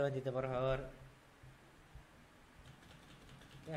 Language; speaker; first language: Spanish; native; Spanish